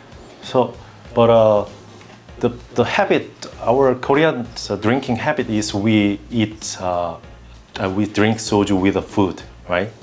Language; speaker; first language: English; non-native, learner; Korean